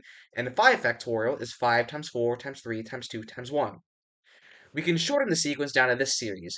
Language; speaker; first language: English; native; English